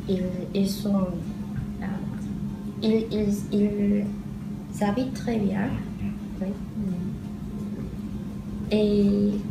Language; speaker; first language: French; non-native, learner; Korean